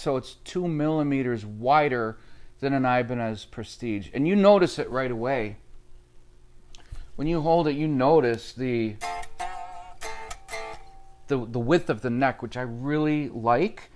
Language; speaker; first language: English; native; English